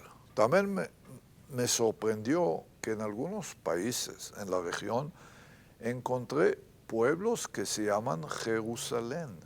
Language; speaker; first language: Spanish; non-native, fluent; Hebrew